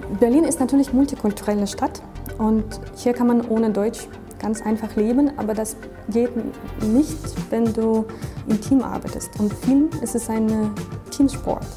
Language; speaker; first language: German; non-native, fluent; Russian